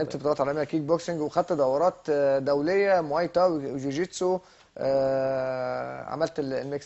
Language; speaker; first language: Arabic; native; Arabic